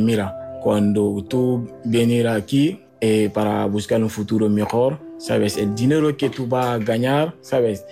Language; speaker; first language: Spanish; non-native, fluent; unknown